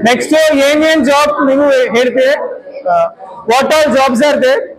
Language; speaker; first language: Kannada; non-native, learner; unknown